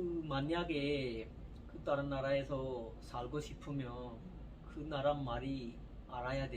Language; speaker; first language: Korean; non-native, learner; Urdu